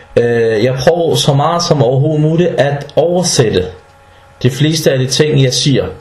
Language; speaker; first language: Danish; early bilingual, other home language; Arabic